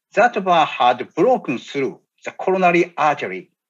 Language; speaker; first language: English; non-native, learner; Japanese